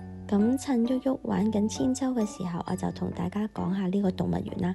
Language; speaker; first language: Cantonese; native; Cantonese